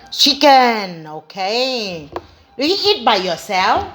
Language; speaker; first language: English; non-native, learner; Thai